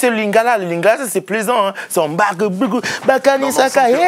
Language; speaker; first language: French; native; French